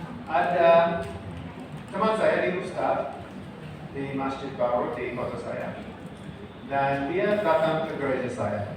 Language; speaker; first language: Indonesian; non-native, fluent; English